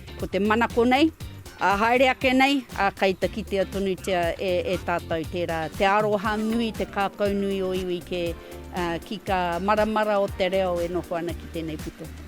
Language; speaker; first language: Māori; non-native, local second language; English